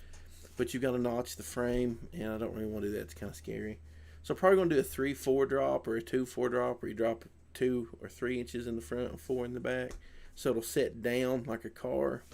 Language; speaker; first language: English; native; English